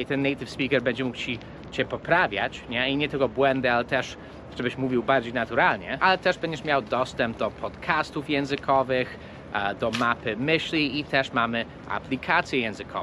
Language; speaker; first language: Polish; non-native, fluent; English